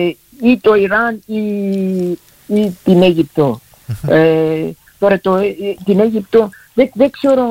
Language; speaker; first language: Greek; early bilingual, heritage; Greek